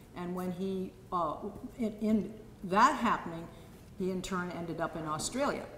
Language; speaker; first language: English; native; English